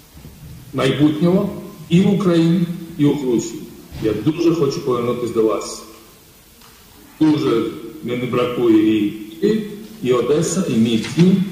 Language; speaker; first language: Ukrainian; non-native, fluent; Georgian